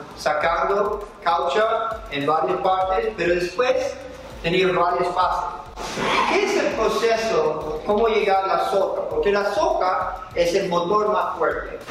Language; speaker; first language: Spanish; non-native, fluent; English